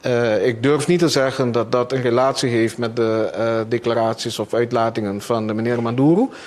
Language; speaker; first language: Dutch; non-native, local second language; Papiamento